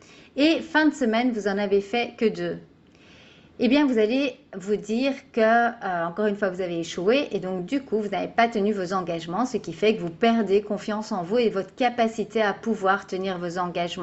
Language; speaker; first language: French; native; French